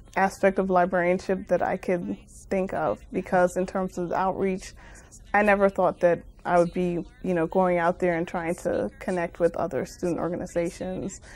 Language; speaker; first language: English; native; English